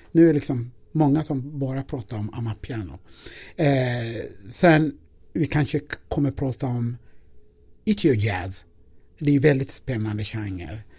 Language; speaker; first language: Swedish; non-native, fluent; Amharic